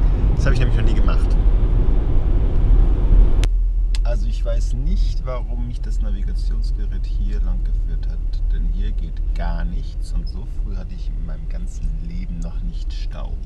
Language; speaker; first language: German; native; German